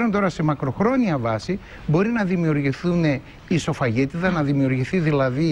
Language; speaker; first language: Greek; native; Greek